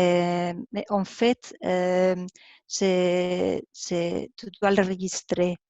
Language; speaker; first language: French; non-native, learner; Spanish